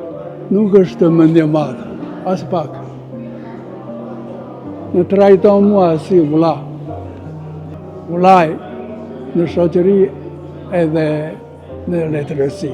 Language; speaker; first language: Albanian; non-native, fluent; Chinese